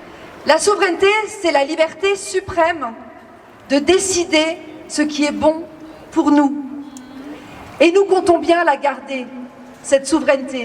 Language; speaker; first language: French; native; French